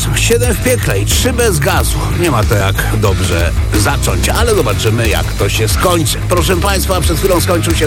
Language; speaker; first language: Polish; native; Polish